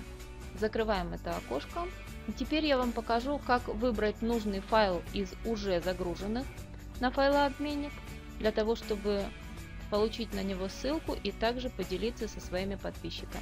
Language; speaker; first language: Russian; native; Russian